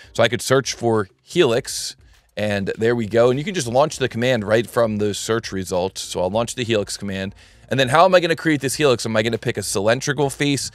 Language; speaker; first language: English; native; English